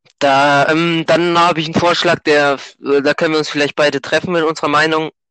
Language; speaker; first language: German; native; German